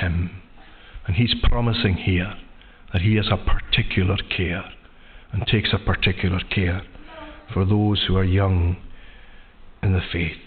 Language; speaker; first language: English; native; English